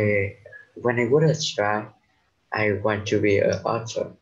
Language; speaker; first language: English; non-native, learner; Vietnamese